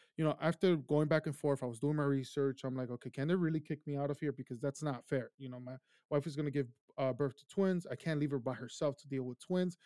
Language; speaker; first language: English; early bilingual, other home language; Spanish